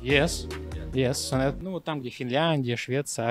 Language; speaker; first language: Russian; native; Russian